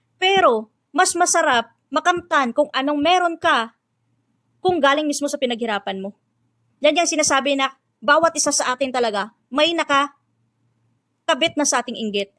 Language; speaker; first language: Filipino; non-native, local second language; Hiligaynon